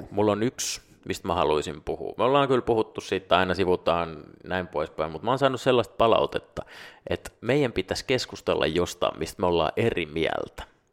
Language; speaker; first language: Finnish; non-native, local second language; Swedish